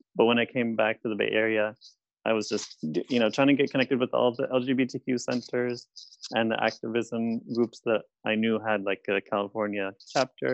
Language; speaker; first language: English; native; English